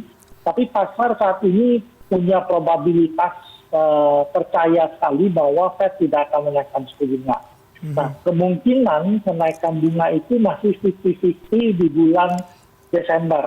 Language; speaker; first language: Indonesian; native; Indonesian